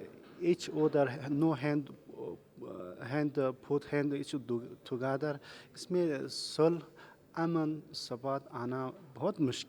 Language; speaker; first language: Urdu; non-native, learner; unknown